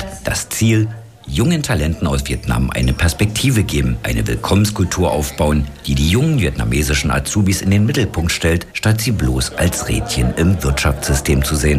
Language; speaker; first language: German; native; German